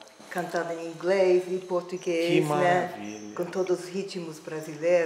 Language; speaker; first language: Portuguese; non-native, fluent; English